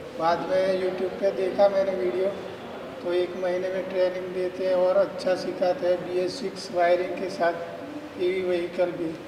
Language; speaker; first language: Hindi; non-native, local second language; Gujarati